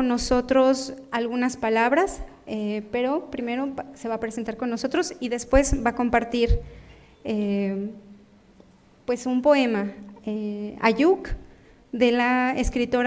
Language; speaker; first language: Spanish; native; Spanish